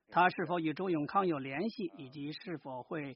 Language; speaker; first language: Chinese; native; Chinese